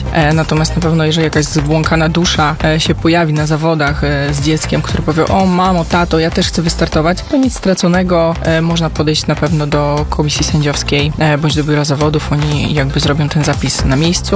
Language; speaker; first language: Polish; native; Polish